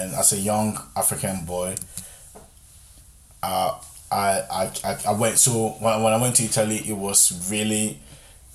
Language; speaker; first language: English; non-native, local second language; Akan